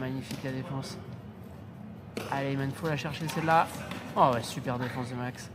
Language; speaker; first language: French; native; French